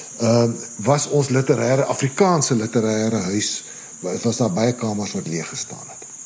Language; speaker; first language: Afrikaans; native; Afrikaans